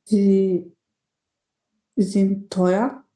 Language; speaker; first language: German; non-native, learner; Macedonian